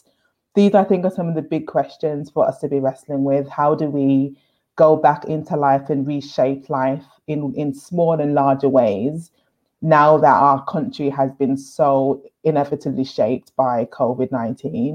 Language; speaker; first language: English; native; English